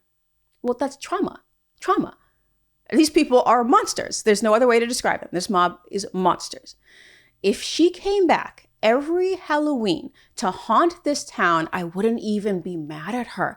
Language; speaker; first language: English; native; English